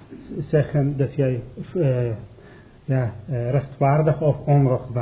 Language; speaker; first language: Dutch; non-native, learner; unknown